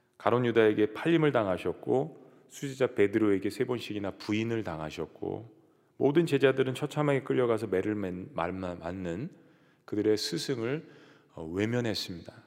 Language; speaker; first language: Korean; native; Korean